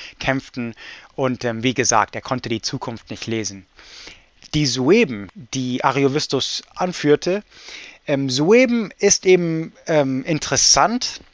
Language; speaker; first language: German; non-native, fluent; English